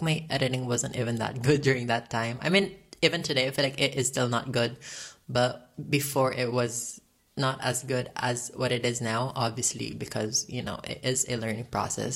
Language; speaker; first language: English; non-native, local second language; Cebuano